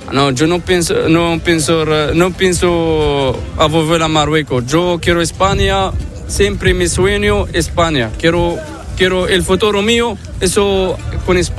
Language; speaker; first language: Spanish; non-native, learner; Arabic